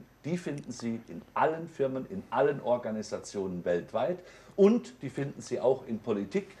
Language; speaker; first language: German; native; German